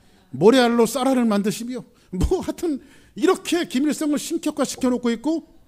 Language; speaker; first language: Korean; native; Korean